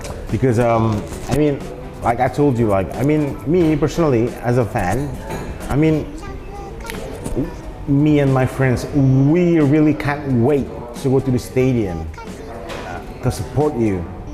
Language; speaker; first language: English; non-native, fluent; Indonesian